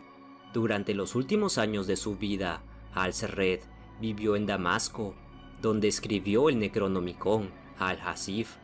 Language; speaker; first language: Spanish; native; Spanish